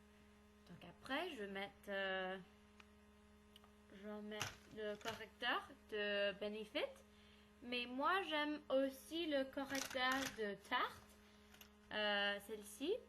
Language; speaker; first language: French; non-native, learner; English